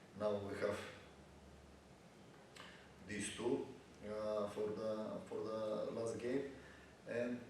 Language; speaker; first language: English; non-native, learner; Bulgarian